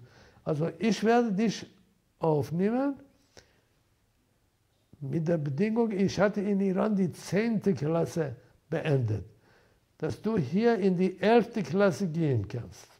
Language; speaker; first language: German; non-native, fluent; Persian